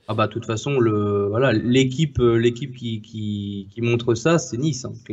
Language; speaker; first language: French; native; French